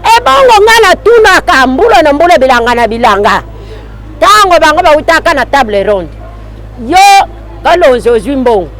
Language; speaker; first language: Lingala; non-native, local second language; Luba-Lulua